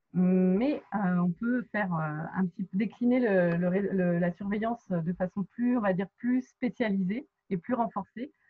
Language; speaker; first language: French; native; French